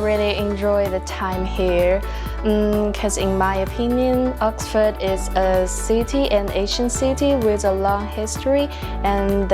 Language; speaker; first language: English; non-native, fluent; Chinese